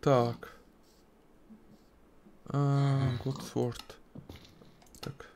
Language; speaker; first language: Russian; native; Russian